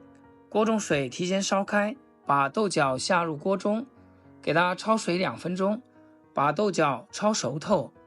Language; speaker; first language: Chinese; native; Chinese